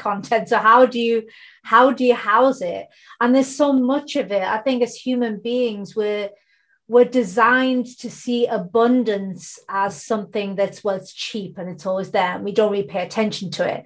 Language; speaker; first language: English; native; English